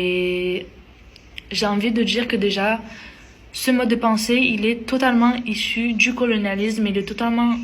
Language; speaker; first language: French; early bilingual, other home language; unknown